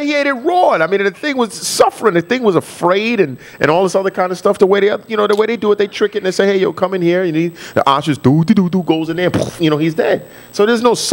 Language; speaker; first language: English; native; English